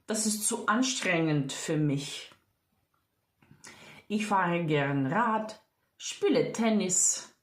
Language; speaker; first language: German; non-native, fluent; Ukrainian